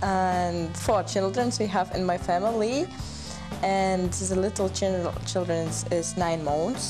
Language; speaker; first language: English; non-native, learner; German